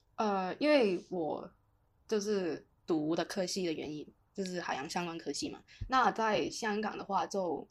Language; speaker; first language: Chinese; non-native, local second language; Cantonese